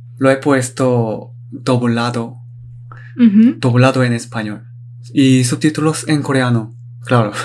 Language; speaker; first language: Spanish; non-native, learner; Korean